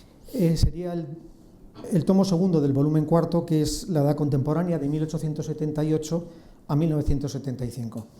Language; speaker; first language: Spanish; native; Spanish